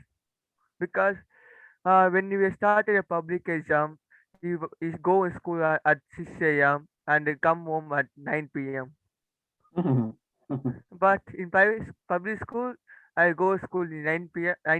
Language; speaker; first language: English; non-native, learner; Tamil